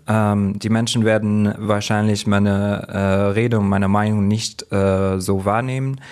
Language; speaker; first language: German; non-native, fluent; Arabic